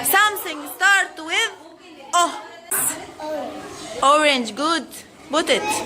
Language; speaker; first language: English; non-native, learner; Arabic